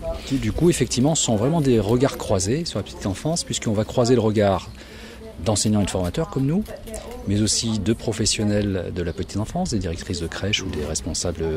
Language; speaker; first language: French; native; French